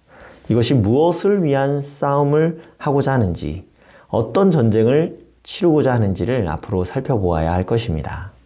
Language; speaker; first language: Korean; native; Korean